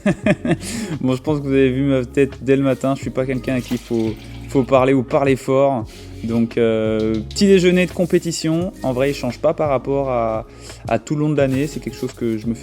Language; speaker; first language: French; native; French